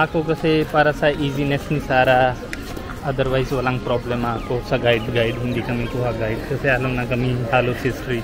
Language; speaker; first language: Filipino; non-native, learner; Hindi